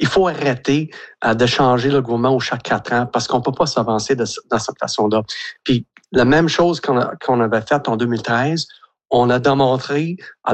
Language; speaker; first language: French; native; French